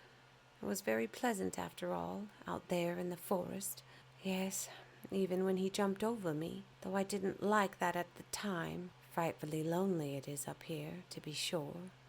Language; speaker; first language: English; native; English